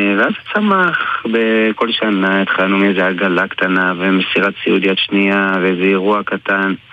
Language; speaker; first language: Hebrew; early bilingual, other home language; English